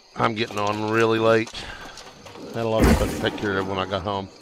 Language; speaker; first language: English; native; English